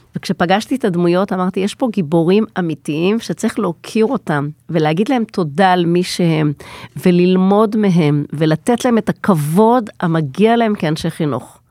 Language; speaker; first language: Hebrew; native; Hebrew